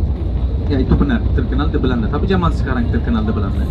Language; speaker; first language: Indonesian; non-native, fluent; Turkish